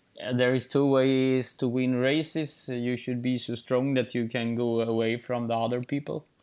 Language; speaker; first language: English; non-native, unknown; Swedish